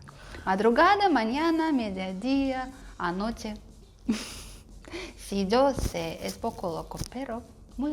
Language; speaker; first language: Spanish; non-native, learner; Russian